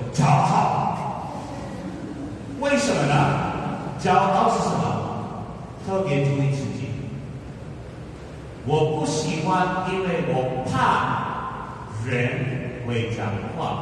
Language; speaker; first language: Chinese; non-native, fluent; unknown